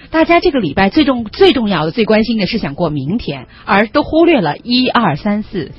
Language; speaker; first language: Chinese; native; Chinese